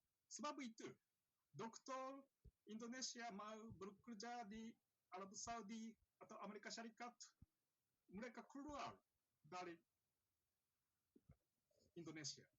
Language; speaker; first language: Indonesian; non-native, learner; Japanese